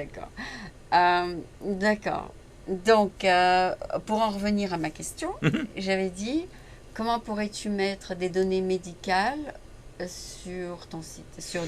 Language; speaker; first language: French; native; French